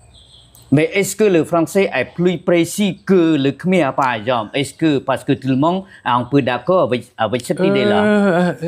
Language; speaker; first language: French; non-native, fluent; Khmer